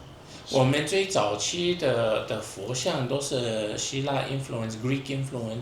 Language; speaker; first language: Chinese; non-native, fluent; English